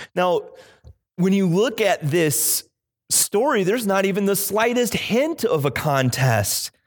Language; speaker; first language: English; native; English